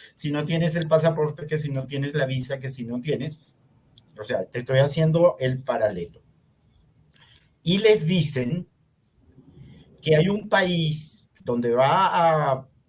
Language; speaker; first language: Spanish; early bilingual, other home language; Hungarian